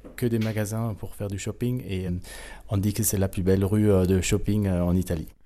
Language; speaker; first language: French; non-native, fluent; German